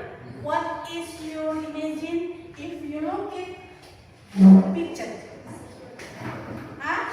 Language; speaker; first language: English; non-native, learner; Indonesian